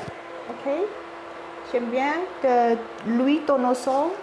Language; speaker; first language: French; non-native, learner; Thai